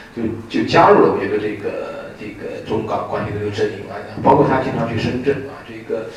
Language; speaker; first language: Chinese; native; Chinese